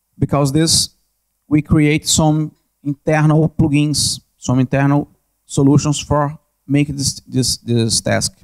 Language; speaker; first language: English; non-native, learner; Portuguese